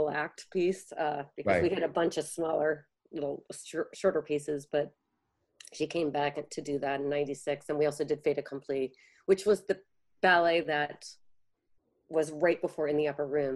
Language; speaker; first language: English; native; English